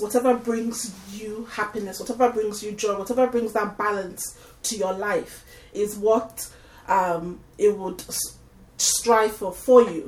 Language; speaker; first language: English; non-native, local second language; Yoruba